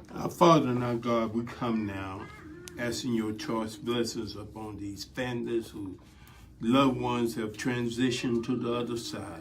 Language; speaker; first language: English; native; English